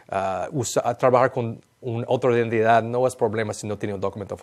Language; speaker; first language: Spanish; non-native, fluent; English